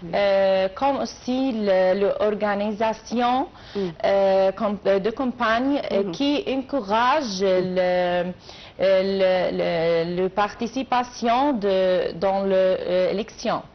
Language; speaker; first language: French; non-native, learner; Arabic